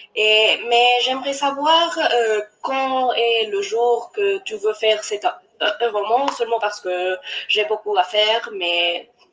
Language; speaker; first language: French; non-native, learner; English